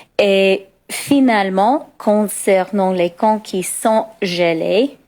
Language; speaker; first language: French; non-native, local second language; English